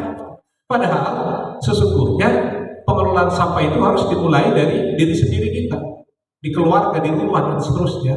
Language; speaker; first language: Indonesian; native; Indonesian